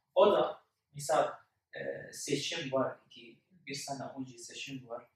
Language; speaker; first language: Turkish; non-native, learner; Arabic